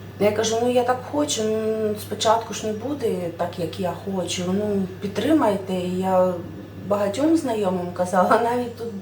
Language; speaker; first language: Ukrainian; non-native, local second language; Russian